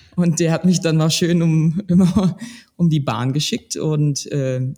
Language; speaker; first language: German; native; German